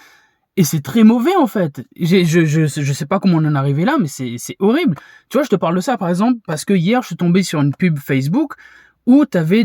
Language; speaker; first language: French; native; French